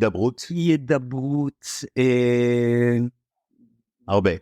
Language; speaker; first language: Hebrew; native; Hebrew